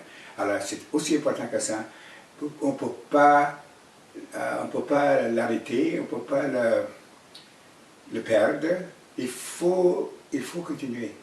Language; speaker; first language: French; non-native, fluent; Cree